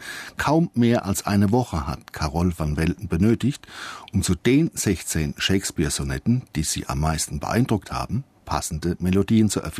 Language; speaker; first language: German; native; German